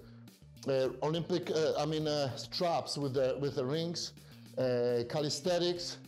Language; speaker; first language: English; non-native, fluent; Polish